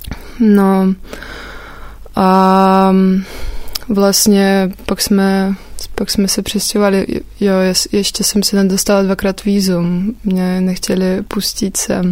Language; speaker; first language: Czech; non-native, fluent; Russian